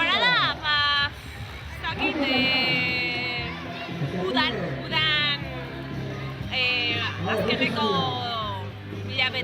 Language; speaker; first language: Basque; non-native, local second language; Spanish